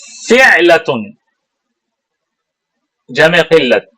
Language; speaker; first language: Arabic; non-native, fluent; Urdu